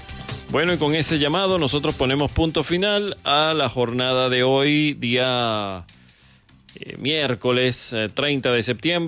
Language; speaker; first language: Spanish; native; Spanish